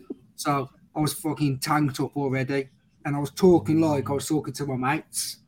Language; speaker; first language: English; native; English